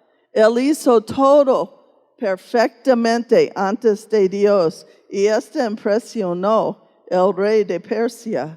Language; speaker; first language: Spanish; non-native, fluent; English